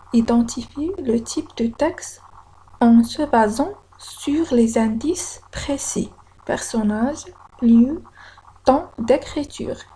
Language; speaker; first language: French; non-native, local second language; Arabic